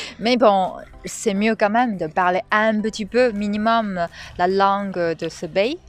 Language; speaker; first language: French; non-native, fluent; Chinese